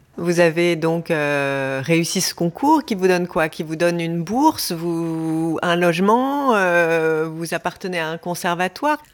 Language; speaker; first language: French; native; French